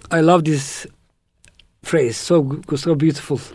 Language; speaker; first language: English; non-native, fluent; Turkish